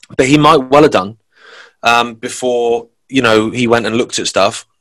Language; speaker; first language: English; native; English